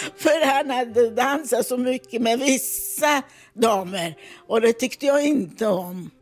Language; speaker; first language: Swedish; non-native, fluent; Italian